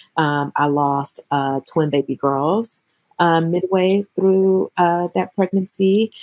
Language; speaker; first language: English; native; English